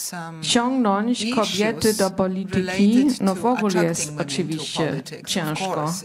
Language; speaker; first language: Polish; non-native, fluent; German